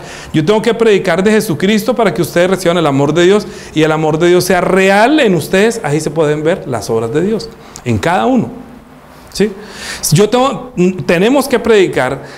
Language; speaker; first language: Spanish; native; Spanish